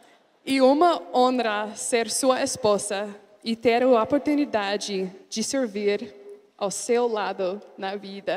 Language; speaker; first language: Portuguese; non-native, learner; English